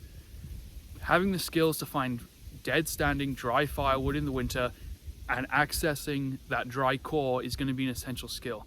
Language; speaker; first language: English; native; English